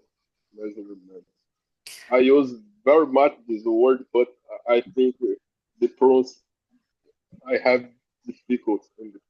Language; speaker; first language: English; non-native, learner; Portuguese